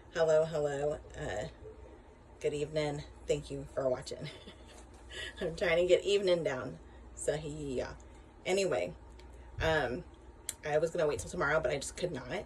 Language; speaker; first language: English; native; English